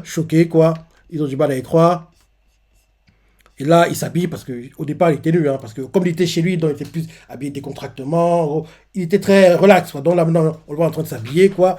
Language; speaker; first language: French; native; French